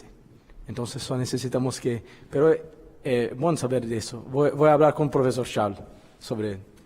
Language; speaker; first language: Spanish; non-native, fluent; Portuguese